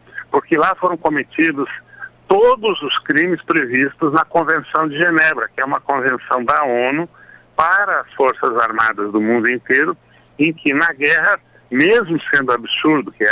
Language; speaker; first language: Portuguese; native; Portuguese